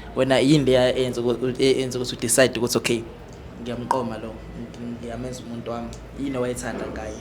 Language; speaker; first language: Zulu; native; Zulu